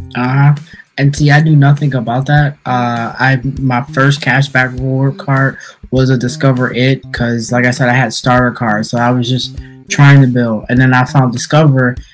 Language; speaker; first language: English; native; English